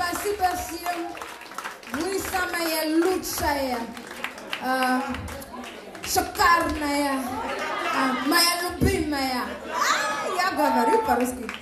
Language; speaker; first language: Russian; non-native, learner; English